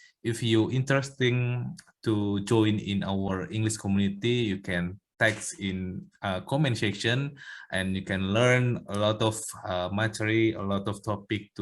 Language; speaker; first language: English; non-native, learner; Indonesian